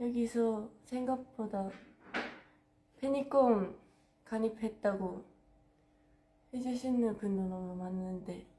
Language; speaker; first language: Korean; non-native, fluent; Japanese